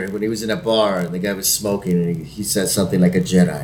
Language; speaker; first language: English; non-native, fluent; Spanish